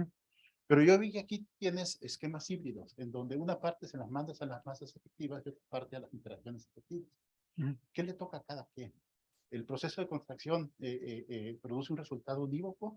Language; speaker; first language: Spanish; native; Spanish